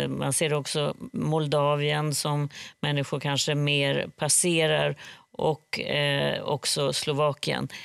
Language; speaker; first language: Swedish; native; Swedish